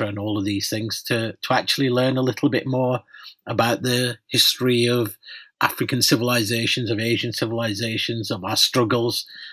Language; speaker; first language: English; native; English